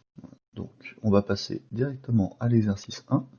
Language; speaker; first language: French; native; French